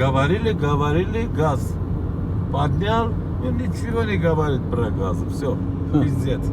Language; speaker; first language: Russian; non-native, learner; Armenian